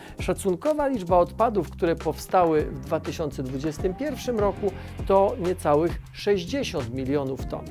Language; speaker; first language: Polish; native; Polish